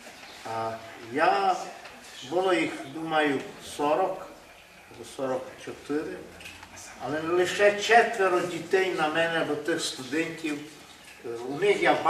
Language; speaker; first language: Ukrainian; early bilingual, heritage; Ukrainian